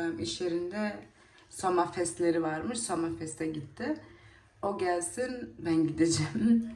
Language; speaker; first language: Turkish; early bilingual, heritage; Turkish